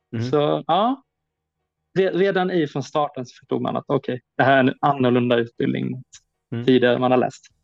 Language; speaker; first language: Swedish; native; Swedish